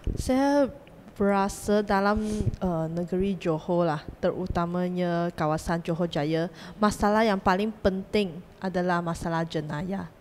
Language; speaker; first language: Malay; non-native, local second language; Chinese